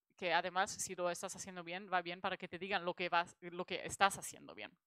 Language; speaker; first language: Spanish; non-native, fluent; German